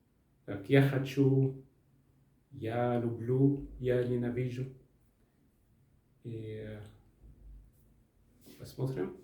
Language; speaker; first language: Russian; non-native, learner; Arabic